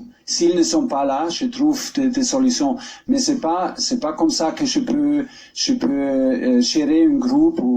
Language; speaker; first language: French; non-native, learner; German